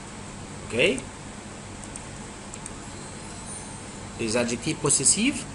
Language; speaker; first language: French; non-native, fluent; Arabic